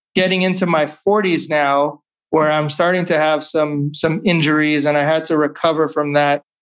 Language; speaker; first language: English; native; English